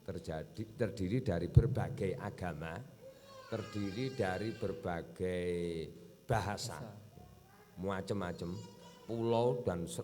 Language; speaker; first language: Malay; non-native, local second language; Javanese